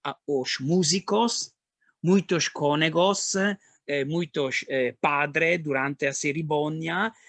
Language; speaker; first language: Portuguese; non-native, learner; Italian